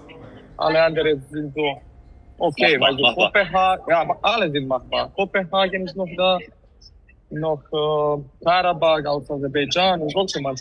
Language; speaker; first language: German; non-native, fluent; Serbian